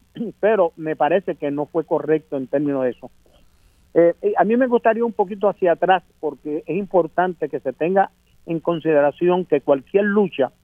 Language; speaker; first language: Spanish; native; Spanish